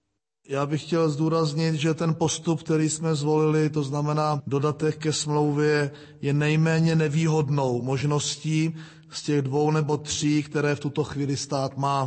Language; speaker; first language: Czech; native; Czech